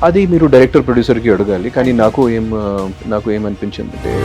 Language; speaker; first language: Telugu; non-native, fluent; Hindi